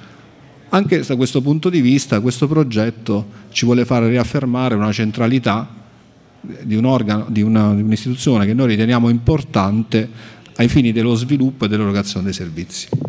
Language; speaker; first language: Italian; native; Italian